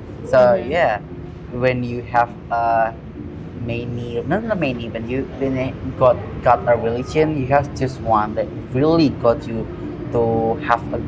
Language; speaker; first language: English; non-native, learner; Indonesian